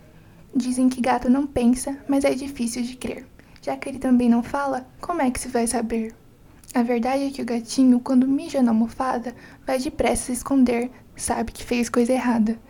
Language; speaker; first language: Portuguese; native; Portuguese